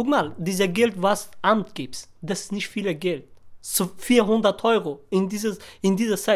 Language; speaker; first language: German; non-native, learner; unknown